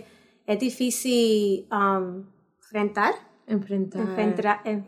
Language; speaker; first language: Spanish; early bilingual, heritage; Spanish